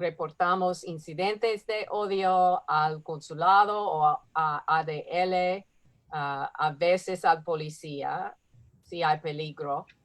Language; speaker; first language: Spanish; non-native, learner; English